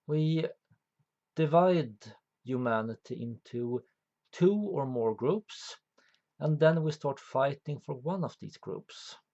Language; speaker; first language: English; non-native, fluent; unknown